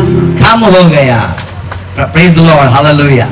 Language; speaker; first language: Hindi; non-native, local second language; Telugu